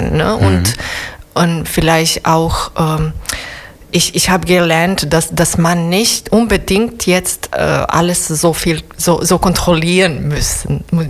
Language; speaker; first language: German; non-native, fluent; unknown